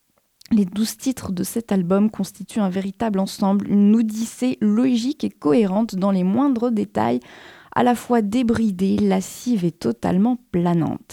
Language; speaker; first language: French; native; French